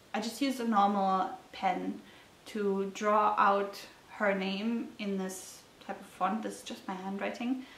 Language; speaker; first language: English; non-native, fluent; German